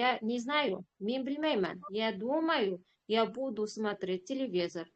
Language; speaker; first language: Russian; non-native, learner; Uzbek